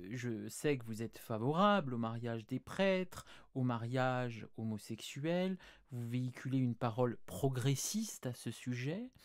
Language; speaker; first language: French; native; French